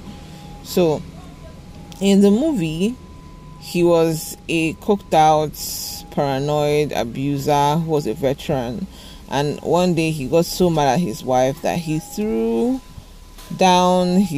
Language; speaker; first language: English; non-native, local second language; Igbo